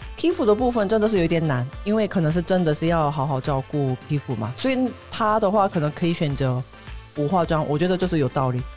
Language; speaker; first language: Chinese; non-native, fluent; Korean